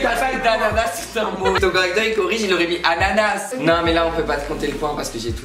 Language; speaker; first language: French; native; French